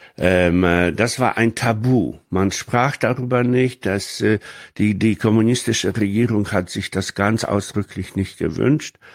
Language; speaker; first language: German; non-native, fluent; Polish